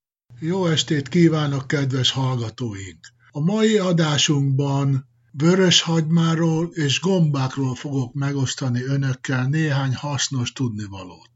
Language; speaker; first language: Hungarian; native; Hungarian